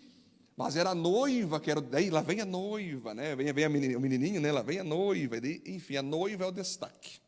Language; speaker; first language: Portuguese; native; Portuguese